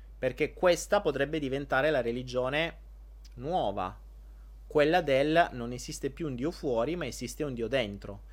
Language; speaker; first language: Italian; native; Italian